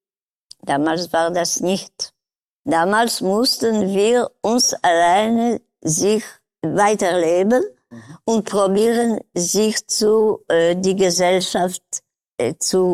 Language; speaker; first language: German; non-native, learner; Polish